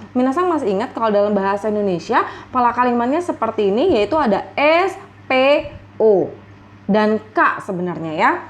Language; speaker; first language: Indonesian; native; Indonesian